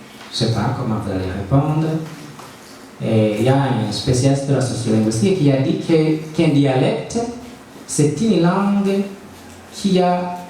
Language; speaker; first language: French; non-native, local second language; Rundi